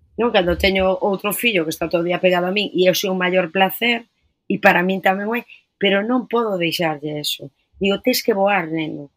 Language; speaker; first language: Galician; non-native, local second language; Spanish